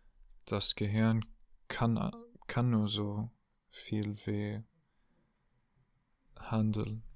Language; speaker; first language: German; non-native, learner; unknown